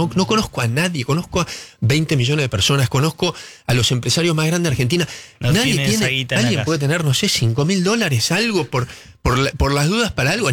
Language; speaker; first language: Spanish; native; Spanish